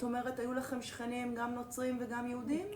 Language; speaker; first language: Hebrew; native; Hebrew